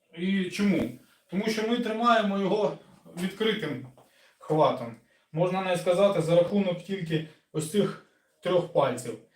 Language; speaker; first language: Ukrainian; non-native, local second language; Russian